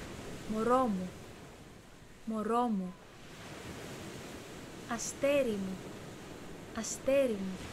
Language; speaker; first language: Greek; non-native, fluent; Turkish